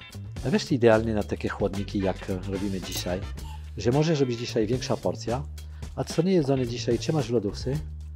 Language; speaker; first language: Polish; non-native, fluent; French